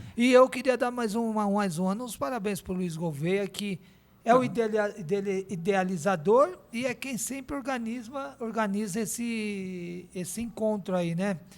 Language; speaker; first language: Portuguese; native; Portuguese